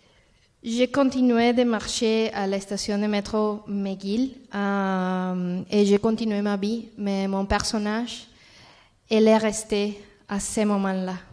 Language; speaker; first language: French; non-native, learner; Spanish